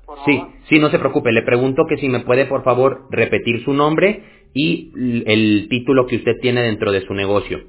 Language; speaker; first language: Spanish; native; Spanish